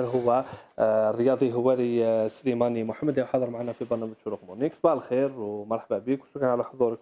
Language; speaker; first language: Arabic; native; Arabic